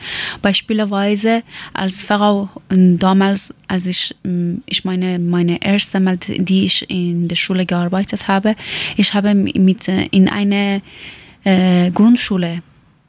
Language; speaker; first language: German; non-native, learner; Persian